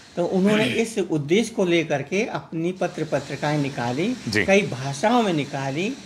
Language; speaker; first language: Hindi; native; Hindi